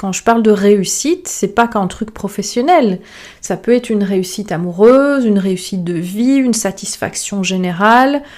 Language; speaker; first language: French; native; French